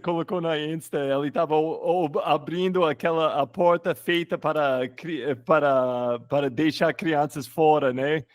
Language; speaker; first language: Portuguese; non-native, fluent; English